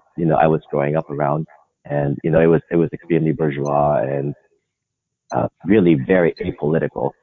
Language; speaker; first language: English; non-native, local second language; Filipino